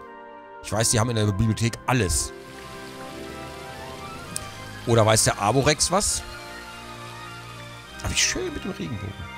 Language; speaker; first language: German; native; German